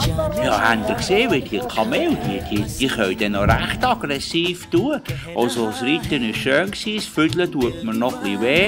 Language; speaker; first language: German; native; German